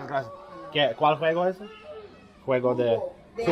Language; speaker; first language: Spanish; non-native, learner; English